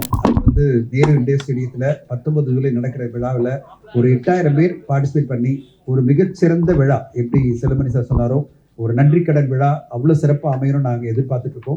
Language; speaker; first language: Tamil; native; Tamil